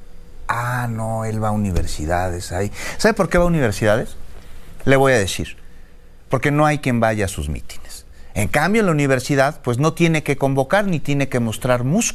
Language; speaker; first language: Spanish; native; Spanish